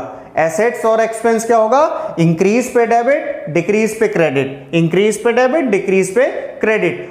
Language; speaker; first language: Hindi; native; Hindi